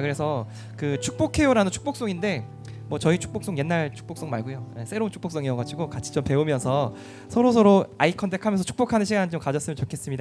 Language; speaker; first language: Korean; native; Korean